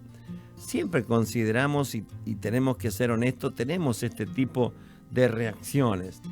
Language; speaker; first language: Spanish; native; Spanish